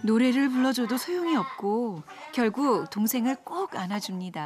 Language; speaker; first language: Korean; native; Korean